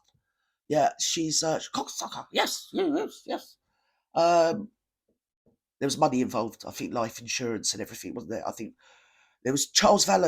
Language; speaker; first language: English; native; English